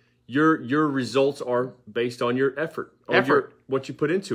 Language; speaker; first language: English; native; English